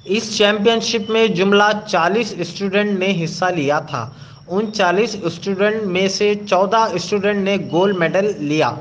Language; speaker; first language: Urdu; native; Urdu